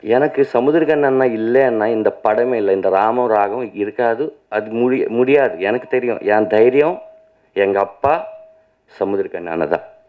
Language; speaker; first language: Tamil; non-native, learner; Telugu